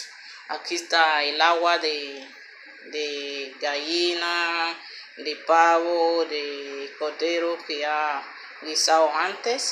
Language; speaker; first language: Spanish; non-native, learner; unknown